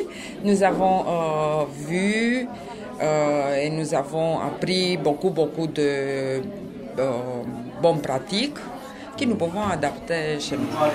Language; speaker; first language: French; non-native, fluent; Romanian